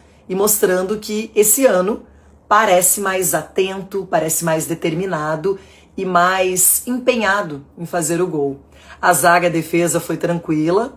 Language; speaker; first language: Portuguese; native; Portuguese